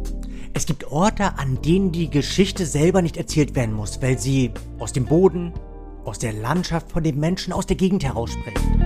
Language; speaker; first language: German; native; German